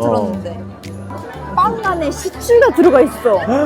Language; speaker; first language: Korean; non-native, learner; Japanese